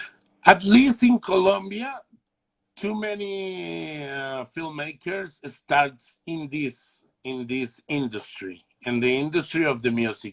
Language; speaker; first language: English; non-native, learner; Spanish